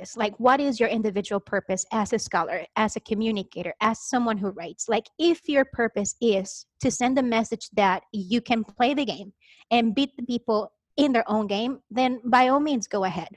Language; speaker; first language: English; non-native, fluent; Spanish